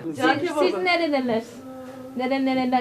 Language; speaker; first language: Turkish; non-native, fluent; Korean